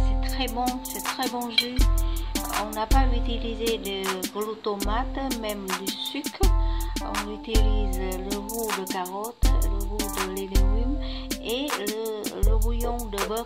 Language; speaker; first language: French; non-native, fluent; Vietnamese